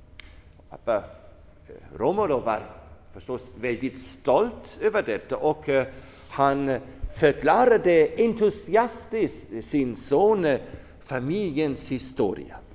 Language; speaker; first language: Swedish; non-native, fluent; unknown